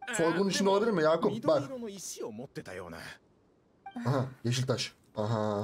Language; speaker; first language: Turkish; native; Turkish